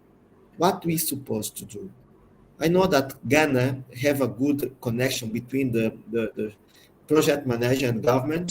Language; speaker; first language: English; non-native, learner; Portuguese